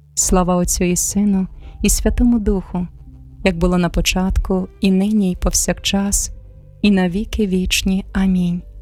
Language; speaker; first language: Ukrainian; native; Ukrainian